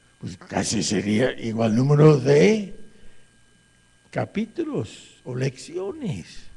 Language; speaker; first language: Spanish; non-native, fluent; English